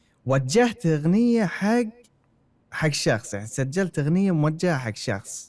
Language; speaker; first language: Arabic; native; Arabic